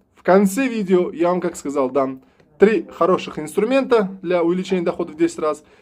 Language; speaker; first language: Russian; non-native, local second language; Uzbek